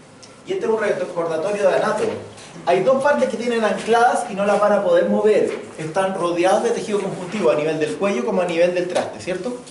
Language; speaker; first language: Spanish; native; Spanish